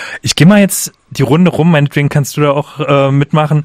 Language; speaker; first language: German; native; German